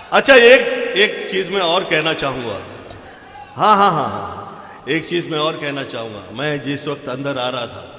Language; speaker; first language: Hindi; native; Hindi